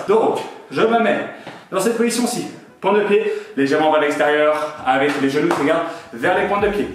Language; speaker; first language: French; native; French